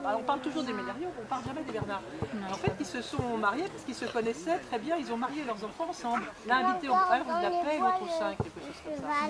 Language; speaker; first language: French; native; French